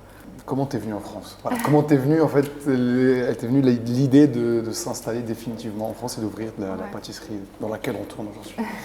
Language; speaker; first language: French; native; French